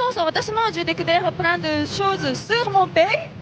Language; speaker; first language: French; non-native, learner; Japanese